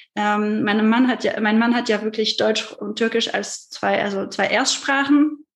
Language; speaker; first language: German; non-native, fluent; French